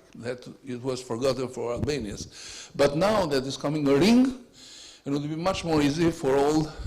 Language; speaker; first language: English; non-native, learner; Albanian